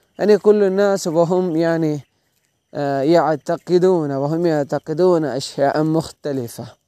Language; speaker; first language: Arabic; non-native, learner; Malayalam